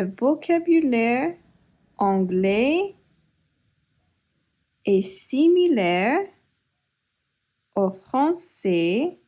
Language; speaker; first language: French; non-native, fluent; English